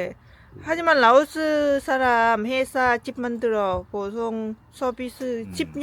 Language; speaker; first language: Korean; non-native, learner; Lao